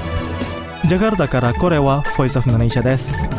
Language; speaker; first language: Japanese; non-native, fluent; Indonesian